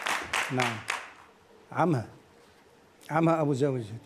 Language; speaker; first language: Arabic; native; Arabic